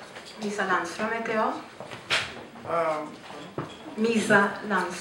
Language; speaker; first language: Swedish; non-native, fluent; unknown